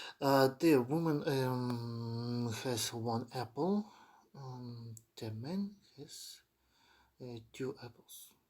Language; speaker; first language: English; non-native, learner; Ukrainian